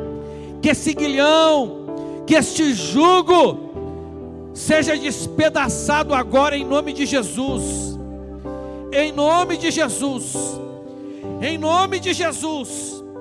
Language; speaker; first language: Portuguese; native; Portuguese